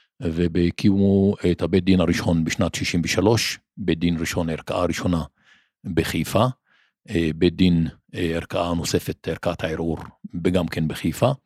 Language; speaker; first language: Hebrew; non-native, local second language; Arabic